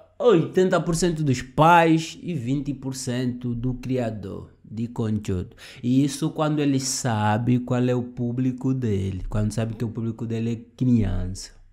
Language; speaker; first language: Portuguese; native; Portuguese